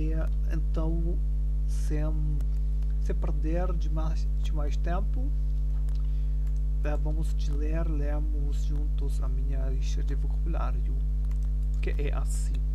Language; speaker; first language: Portuguese; non-native, learner; German